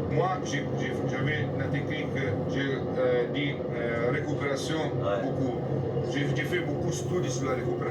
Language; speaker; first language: French; non-native, learner; Italian